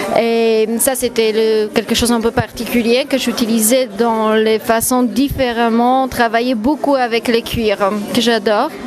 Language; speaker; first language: French; non-native, fluent; Polish